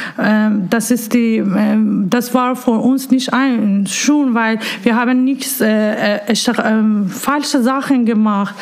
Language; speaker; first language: German; non-native, learner; Persian